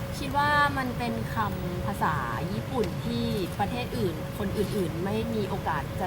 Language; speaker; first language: Thai; native; Thai